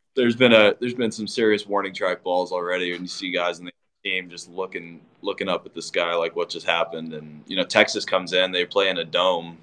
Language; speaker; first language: English; native; English